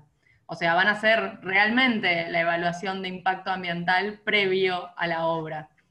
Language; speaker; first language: Spanish; native; Spanish